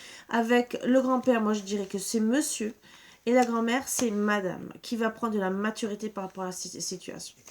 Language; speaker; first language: French; native; French